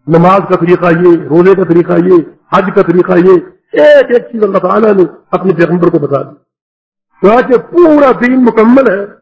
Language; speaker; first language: Urdu; native; Urdu